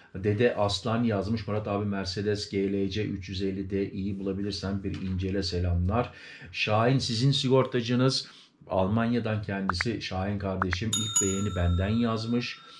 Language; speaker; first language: Turkish; early bilingual, heritage; Turkish